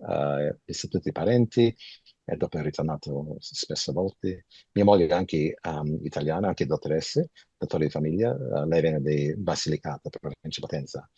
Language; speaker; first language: Italian; early bilingual, heritage; Italian